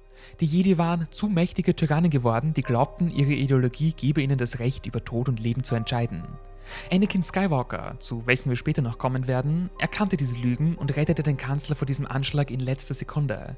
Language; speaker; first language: German; native; German